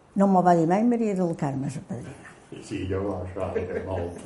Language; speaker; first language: Catalan; native; Catalan